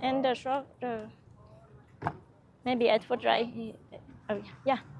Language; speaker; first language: English; non-native, learner; Vietnamese